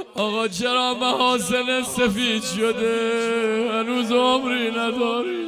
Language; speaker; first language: Persian; native; Persian